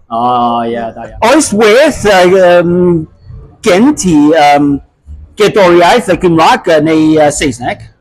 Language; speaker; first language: Welsh; non-native, local second language; English